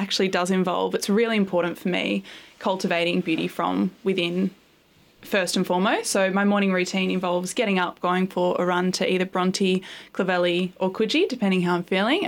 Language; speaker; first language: English; native; English